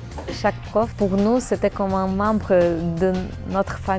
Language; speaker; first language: French; non-native, fluent; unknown